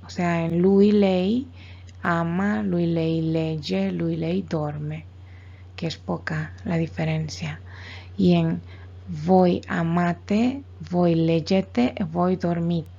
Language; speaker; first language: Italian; non-native, fluent; Spanish